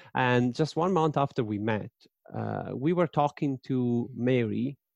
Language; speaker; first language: English; non-native, fluent; Italian